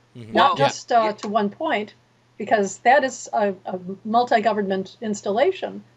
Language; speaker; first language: English; native; English